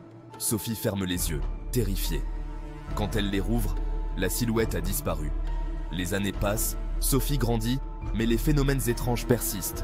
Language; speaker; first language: French; native; French